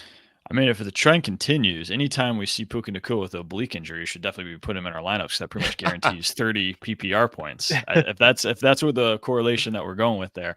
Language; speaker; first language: English; native; English